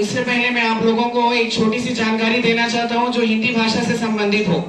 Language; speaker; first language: Hindi; non-native, local second language; Telugu